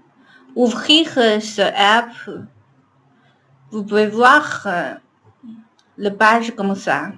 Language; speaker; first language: French; non-native, learner; Chinese